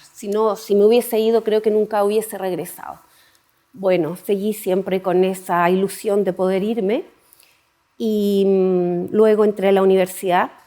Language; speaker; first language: Spanish; native; Spanish